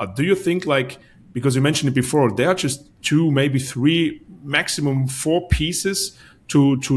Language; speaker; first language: English; non-native, fluent; German